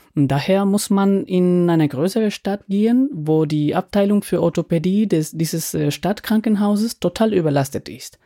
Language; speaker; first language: German; non-native, fluent; Spanish